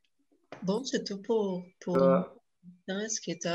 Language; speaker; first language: French; non-native, fluent; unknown